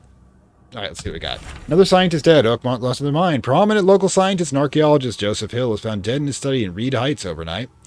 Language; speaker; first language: English; native; English